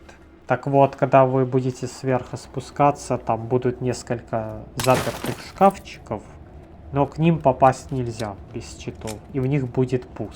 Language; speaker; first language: Russian; native; Russian